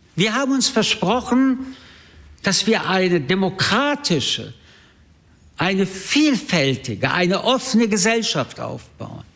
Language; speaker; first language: German; early bilingual, other home language; French